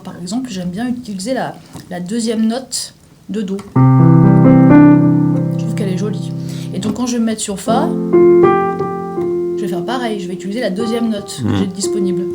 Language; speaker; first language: French; native; French